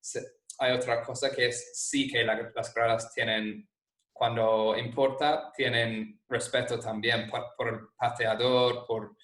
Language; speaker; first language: Spanish; non-native, fluent; English